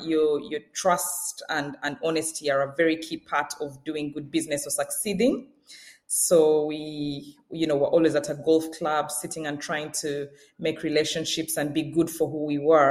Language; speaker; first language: English; non-native, local second language; Ganda